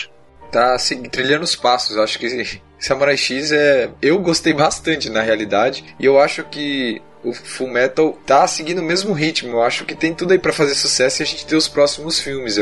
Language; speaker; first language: Portuguese; native; Portuguese